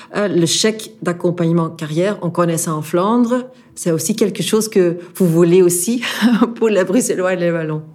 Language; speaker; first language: French; non-native, fluent; Dutch